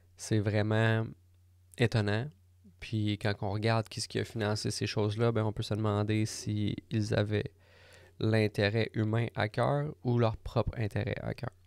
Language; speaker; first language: French; native; French